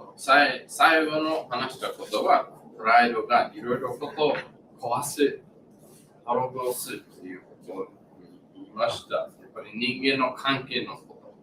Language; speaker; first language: Japanese; non-native, learner; English